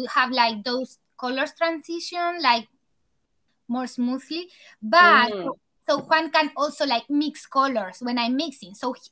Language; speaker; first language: English; non-native, fluent; Spanish